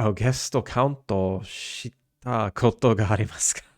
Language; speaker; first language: Japanese; non-native, learner; English